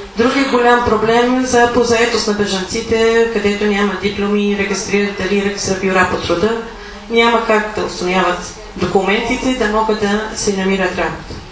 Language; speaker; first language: Bulgarian; non-native, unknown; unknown